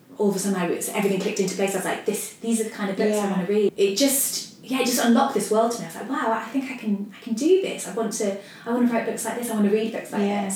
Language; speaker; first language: English; native; English